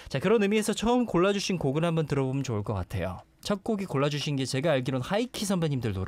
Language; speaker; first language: Korean; native; Korean